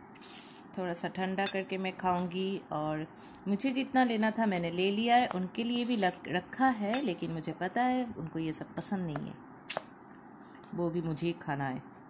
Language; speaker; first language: Hindi; non-native, local second language; Assamese